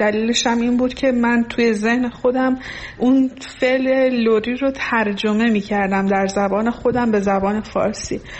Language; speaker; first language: Persian; non-native, local second language; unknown